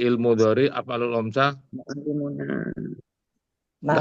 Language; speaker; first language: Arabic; non-native, learner; Indonesian